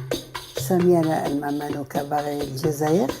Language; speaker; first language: French; early bilingual, other home language; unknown